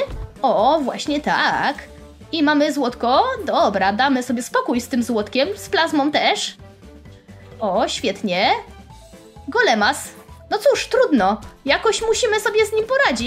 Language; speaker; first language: Polish; native; Polish